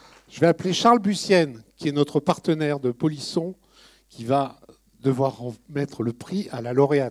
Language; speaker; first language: French; native; French